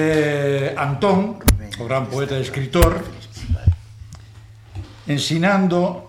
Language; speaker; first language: Galician; non-native, local second language; Spanish